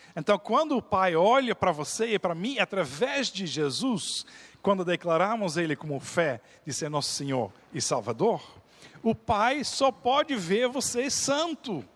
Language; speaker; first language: Portuguese; non-native, fluent; Dutch